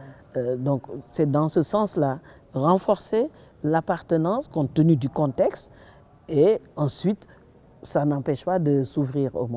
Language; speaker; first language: French; non-native, local second language; Wolof